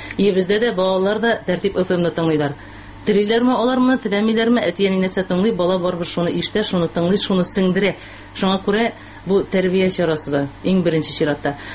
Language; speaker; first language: Tatar; native; Tatar